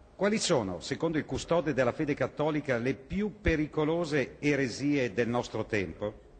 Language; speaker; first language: Italian; native; Italian